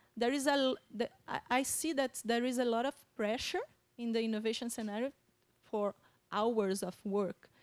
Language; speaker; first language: English; non-native, fluent; Portuguese